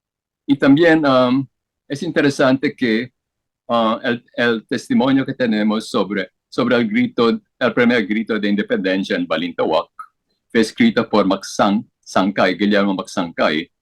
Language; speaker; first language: Spanish; non-native, fluent; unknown